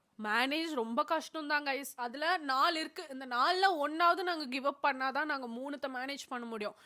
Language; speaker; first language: Tamil; non-native, local second language; Telugu